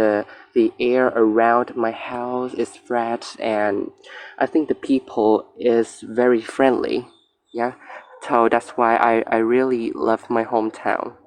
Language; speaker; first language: English; non-native, learner; Vietnamese